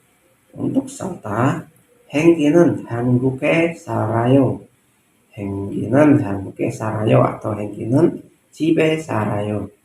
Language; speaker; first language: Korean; non-native, learner; Indonesian